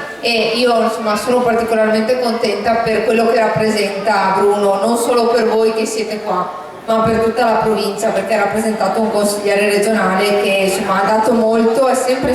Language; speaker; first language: Italian; native; Italian